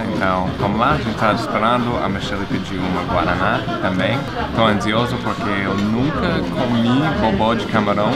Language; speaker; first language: Portuguese; non-native, fluent; English